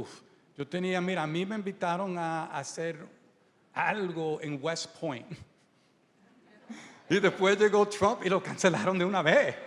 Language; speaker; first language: Spanish; early bilingual, heritage; Spanish